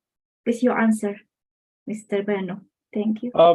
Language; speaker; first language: English; non-native, local second language; Indonesian